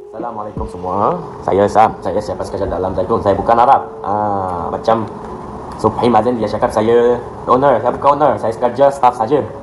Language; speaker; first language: Malay; non-native, learner; Arabic